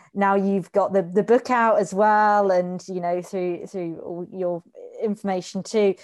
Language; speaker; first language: English; native; English